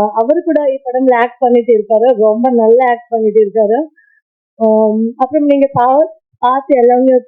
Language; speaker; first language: Tamil; non-native, learner; Kannada